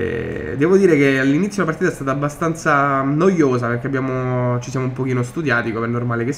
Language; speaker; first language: Italian; native; Italian